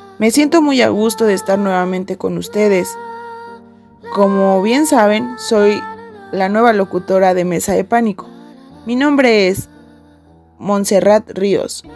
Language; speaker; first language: Spanish; native; Spanish